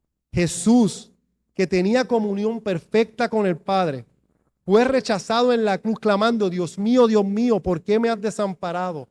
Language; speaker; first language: Spanish; native; Spanish